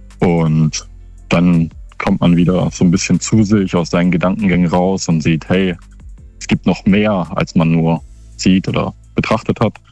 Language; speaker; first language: German; native; German